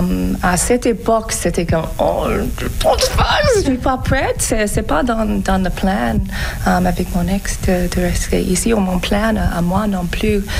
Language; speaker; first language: French; non-native, learner; English